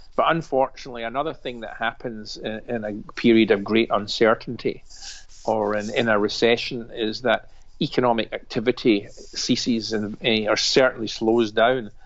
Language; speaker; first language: English; native; English